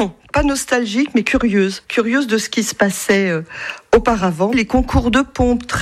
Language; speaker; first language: French; native; French